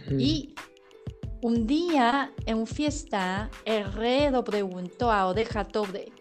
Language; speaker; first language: Spanish; non-native, learner; Chinese